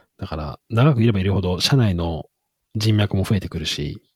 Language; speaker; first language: Japanese; native; Japanese